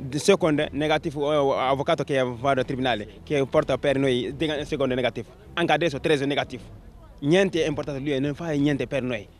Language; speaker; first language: Italian; non-native, learner; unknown